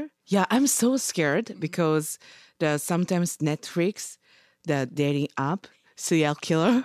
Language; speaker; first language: English; non-native, learner; Japanese